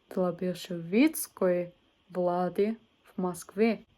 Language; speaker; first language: Ukrainian; non-native, learner; English